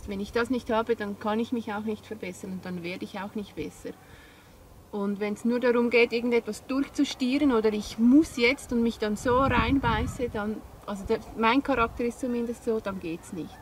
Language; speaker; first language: German; native; German